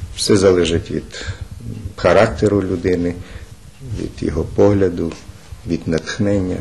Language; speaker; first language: Ukrainian; native; Ukrainian